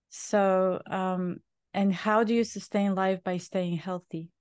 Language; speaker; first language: English; non-native, fluent; Bulgarian